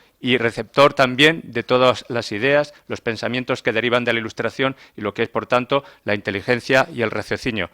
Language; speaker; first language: Spanish; native; Spanish